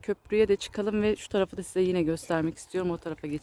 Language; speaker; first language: Turkish; native; Turkish